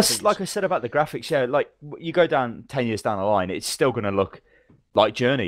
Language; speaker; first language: English; native; English